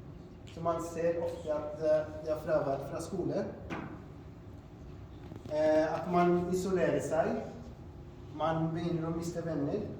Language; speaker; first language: Norwegian; non-native, fluent; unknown